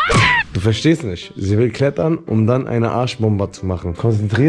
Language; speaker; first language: German; native; German